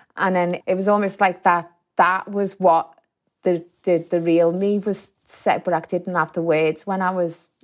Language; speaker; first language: English; native; English